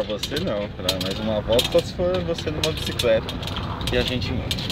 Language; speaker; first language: Portuguese; native; Portuguese